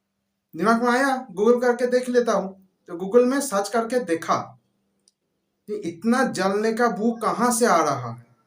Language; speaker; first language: Hindi; non-native, local second language; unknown